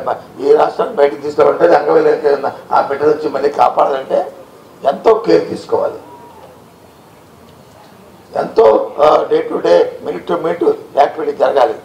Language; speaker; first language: Telugu; native; Telugu